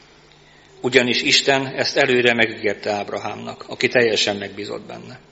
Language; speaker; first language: Hungarian; native; Hungarian